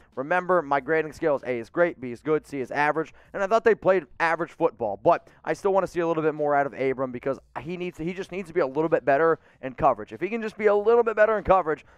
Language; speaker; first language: English; native; English